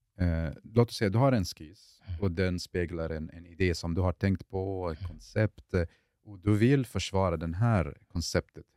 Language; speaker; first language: Swedish; early bilingual, other home language; Arabic